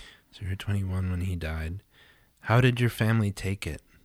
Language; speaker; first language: English; early bilingual, other home language; Spanish